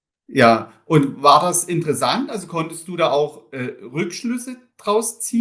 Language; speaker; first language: German; native; German